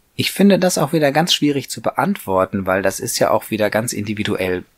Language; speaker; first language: German; native; German